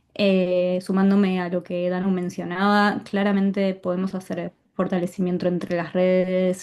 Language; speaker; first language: Spanish; native; Spanish